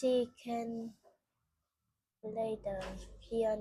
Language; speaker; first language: English; non-native, learner; Vietnamese